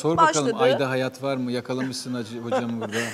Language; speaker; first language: Turkish; native; Turkish